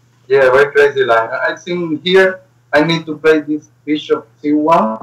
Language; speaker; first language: English; non-native, learner; Spanish